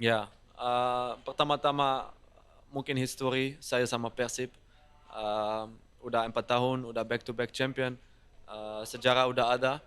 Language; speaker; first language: Indonesian; non-native, fluent; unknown